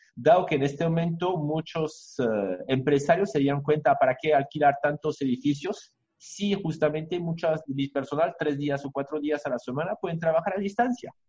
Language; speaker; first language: Spanish; non-native, fluent; French